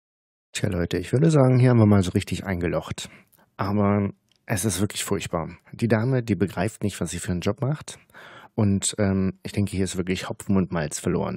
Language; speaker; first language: German; native; German